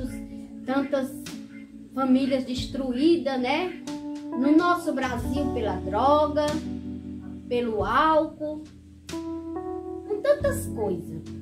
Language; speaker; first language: Portuguese; native; Portuguese